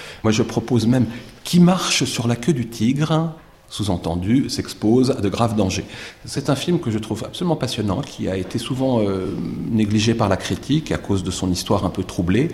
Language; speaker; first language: French; native; French